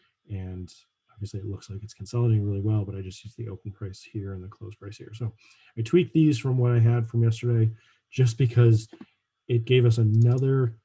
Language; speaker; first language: English; native; English